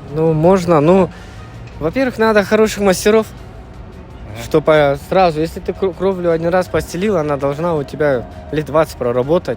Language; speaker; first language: Russian; native; Russian